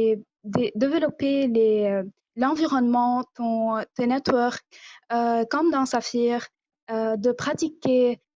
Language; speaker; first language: French; non-native, local second language; Arabic